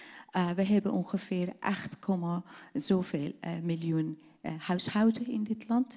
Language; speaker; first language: Dutch; non-native, fluent; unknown